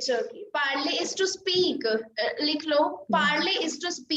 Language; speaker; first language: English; non-native, local second language; Hindi